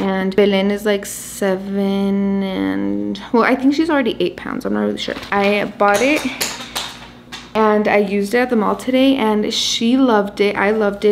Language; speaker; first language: English; early bilingual, other home language; Spanish